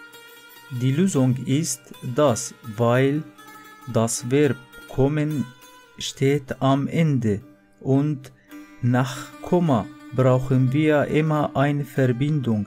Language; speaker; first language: German; non-native, learner; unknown